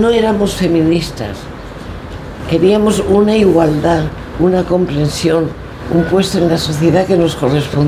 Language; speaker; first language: Spanish; native; Spanish